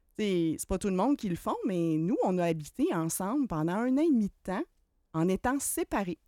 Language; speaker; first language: French; native; French